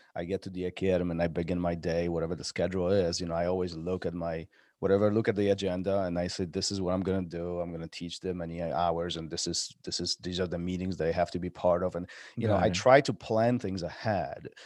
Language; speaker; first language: English; non-native, fluent; Polish